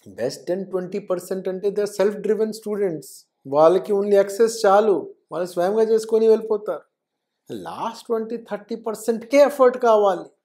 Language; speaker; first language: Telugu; non-native, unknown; Hindi